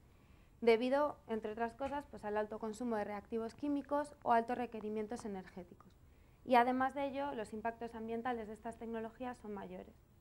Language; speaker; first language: Spanish; native; Spanish